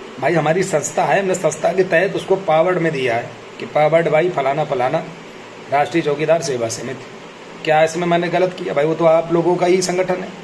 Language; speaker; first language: Hindi; native; Hindi